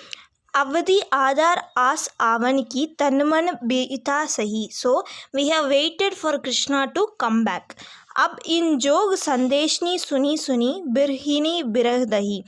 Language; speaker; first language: English; non-native, local second language; Hindi